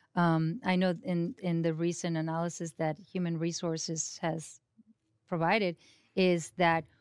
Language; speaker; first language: English; non-native, fluent; Spanish